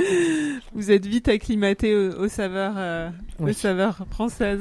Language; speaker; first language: French; native; French